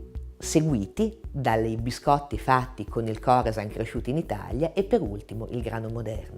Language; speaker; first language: Italian; native; Italian